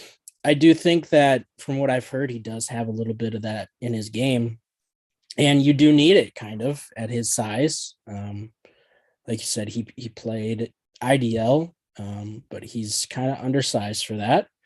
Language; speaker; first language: English; native; English